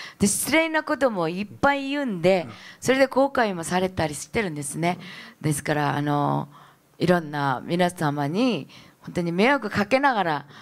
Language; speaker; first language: Japanese; non-native, fluent; Korean